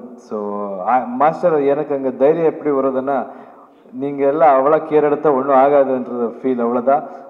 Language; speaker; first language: Tamil; non-native, learner; Kannada